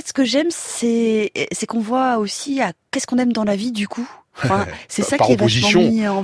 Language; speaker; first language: French; native; French